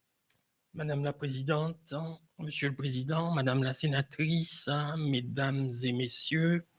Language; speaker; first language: French; native; French